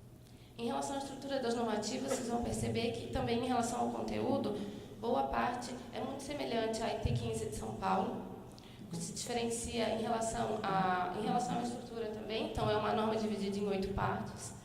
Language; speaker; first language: Portuguese; native; Portuguese